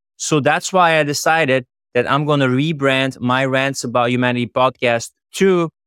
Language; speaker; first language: English; non-native, fluent; Dutch